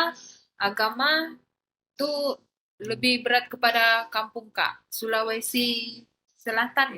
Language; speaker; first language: Malay; native; Malay